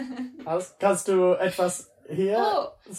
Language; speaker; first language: German; non-native, learner; English